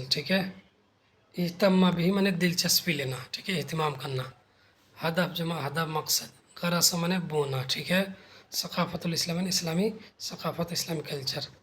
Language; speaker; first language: Urdu; native; Urdu